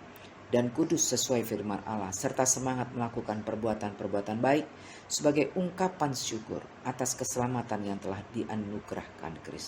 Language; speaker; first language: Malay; non-native, local second language; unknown